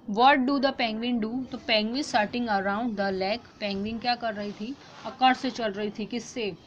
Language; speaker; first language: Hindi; non-native, local second language; Gujarati